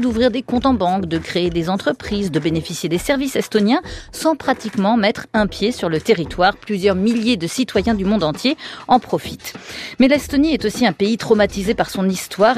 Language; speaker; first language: French; native; French